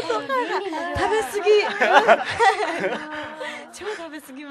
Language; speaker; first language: Japanese; non-native, learner; Chinese